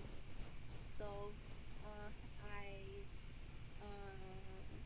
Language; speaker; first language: English; non-native, learner; Chinese